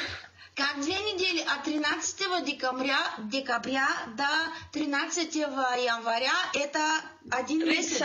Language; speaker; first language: Russian; non-native, learner; Bulgarian